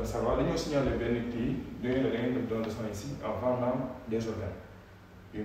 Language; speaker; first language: French; non-native, local second language; Wolof